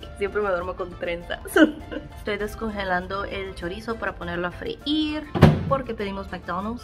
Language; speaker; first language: Spanish; native; Spanish